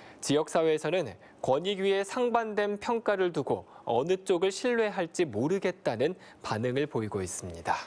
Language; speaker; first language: Korean; native; Korean